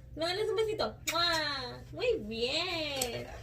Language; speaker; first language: Spanish; early bilingual, other home language; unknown